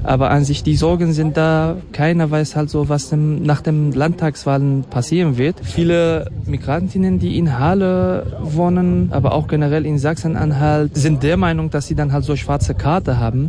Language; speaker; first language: German; non-native, fluent; Kurdish